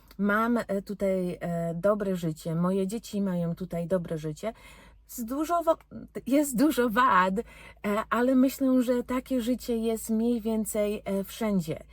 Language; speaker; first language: Polish; early bilingual, heritage; Polish